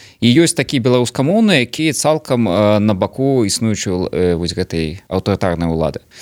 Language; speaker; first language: Belarusian; non-native, local second language; Russian